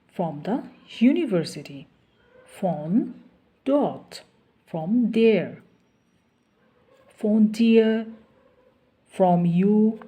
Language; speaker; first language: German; non-native, fluent; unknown